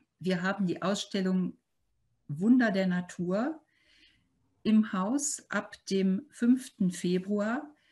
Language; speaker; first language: German; native; German